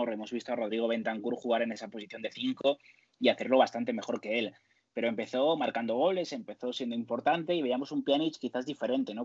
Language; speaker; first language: Spanish; native; Spanish